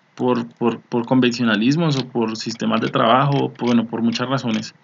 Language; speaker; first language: Spanish; native; Spanish